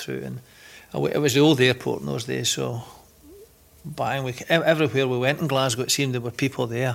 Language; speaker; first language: English; native; English